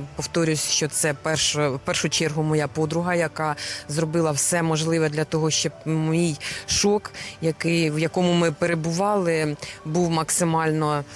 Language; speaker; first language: Ukrainian; native; Ukrainian